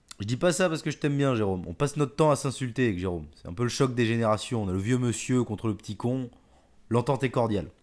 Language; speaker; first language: French; native; French